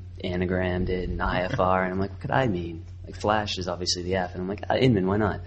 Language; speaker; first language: English; native; English